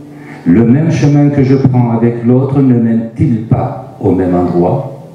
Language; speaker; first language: French; non-native, fluent; Turkish